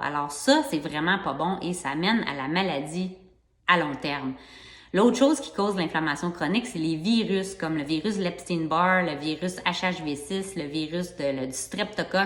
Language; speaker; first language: French; native; French